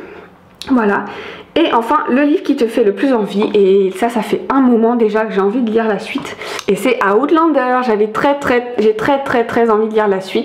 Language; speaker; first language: French; native; French